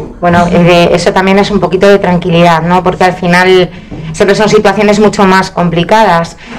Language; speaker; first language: Spanish; native; Spanish